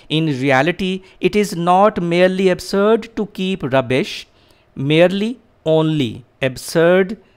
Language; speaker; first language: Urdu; native; Urdu